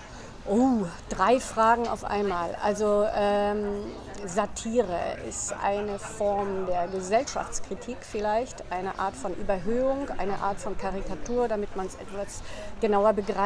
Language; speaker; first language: German; native; German